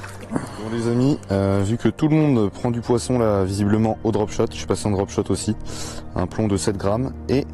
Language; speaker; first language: French; native; French